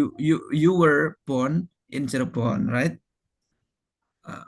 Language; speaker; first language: English; non-native, fluent; Indonesian